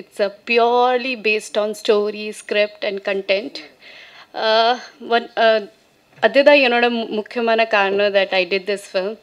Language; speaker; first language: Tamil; non-native, fluent; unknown